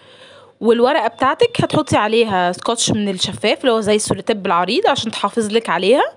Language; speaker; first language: Arabic; native; Arabic